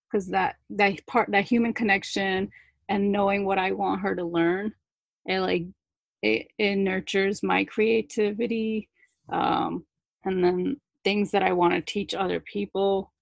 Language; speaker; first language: English; early bilingual, other home language; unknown